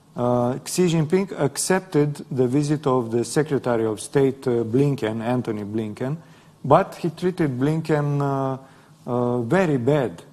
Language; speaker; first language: English; non-native, fluent; Romanian